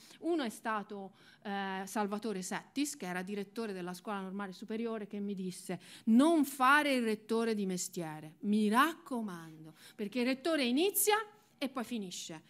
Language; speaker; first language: Italian; native; Italian